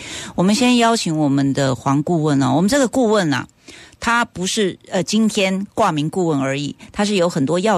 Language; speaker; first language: Chinese; native; Chinese